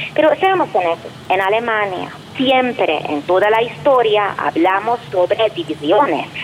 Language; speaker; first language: Spanish; non-native, fluent; Hungarian